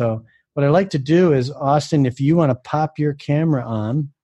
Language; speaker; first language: English; native; English